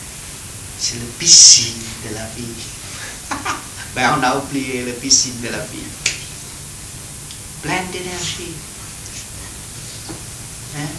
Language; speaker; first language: French; non-native, learner; Vietnamese